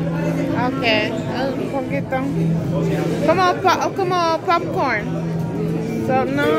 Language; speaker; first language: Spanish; non-native, learner; English